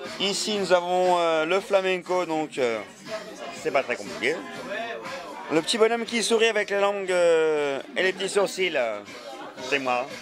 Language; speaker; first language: French; non-native, fluent; Spanish